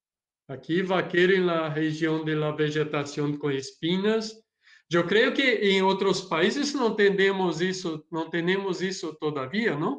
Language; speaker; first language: Spanish; non-native, learner; Portuguese